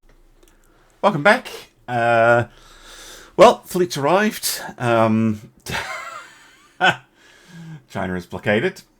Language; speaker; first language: English; native; English